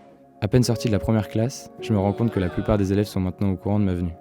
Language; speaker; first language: French; native; French